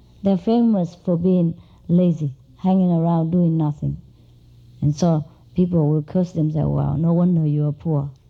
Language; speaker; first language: English; non-native, fluent; Vietnamese